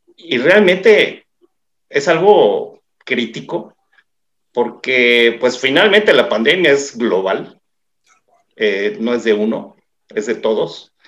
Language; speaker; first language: Spanish; native; Spanish